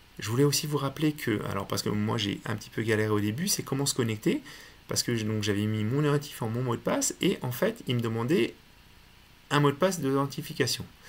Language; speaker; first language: French; native; French